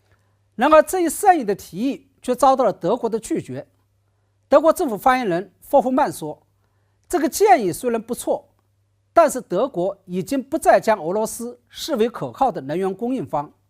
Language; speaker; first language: Chinese; native; Chinese